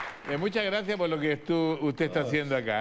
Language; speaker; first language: Spanish; native; Spanish